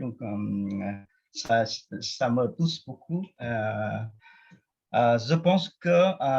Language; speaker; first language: French; non-native, fluent; Vietnamese